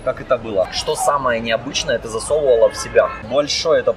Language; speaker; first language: Russian; native; Russian